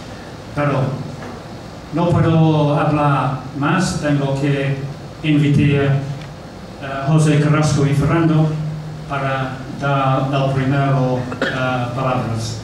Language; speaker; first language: Spanish; non-native, fluent; English